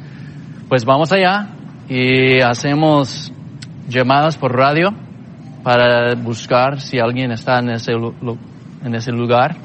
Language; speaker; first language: Spanish; non-native, fluent; English